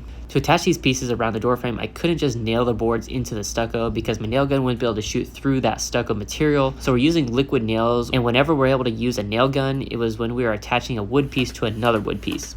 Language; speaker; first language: English; native; English